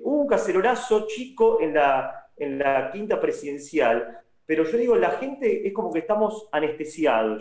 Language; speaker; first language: Spanish; native; Spanish